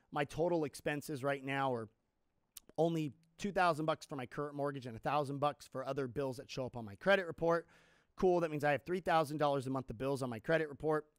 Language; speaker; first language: English; native; English